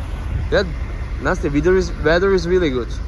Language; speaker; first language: English; non-native, learner; Turkish